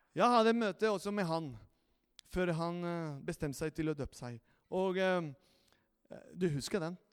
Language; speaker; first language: Norwegian; non-native, fluent; Spanish